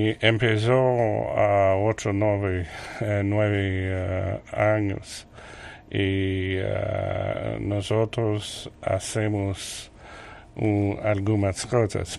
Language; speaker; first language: Spanish; non-native, learner; French